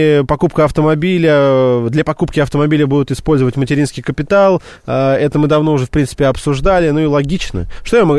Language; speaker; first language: Russian; native; Russian